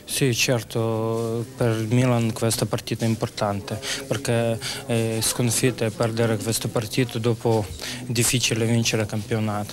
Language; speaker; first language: Italian; non-native, learner; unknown